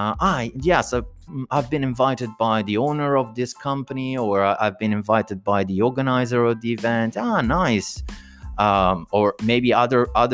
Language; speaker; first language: English; non-native, fluent; Italian